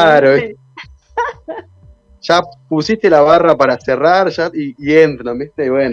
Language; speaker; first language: Spanish; native; Spanish